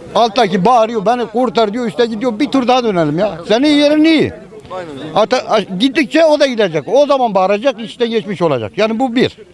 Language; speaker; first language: Turkish; non-native, local second language; Kurdish